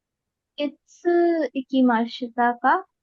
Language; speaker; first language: Japanese; non-native, learner; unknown